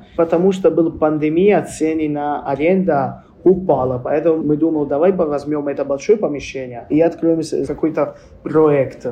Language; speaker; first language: Russian; non-native, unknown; Italian